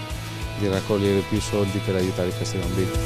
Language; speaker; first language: Italian; non-native, fluent; Spanish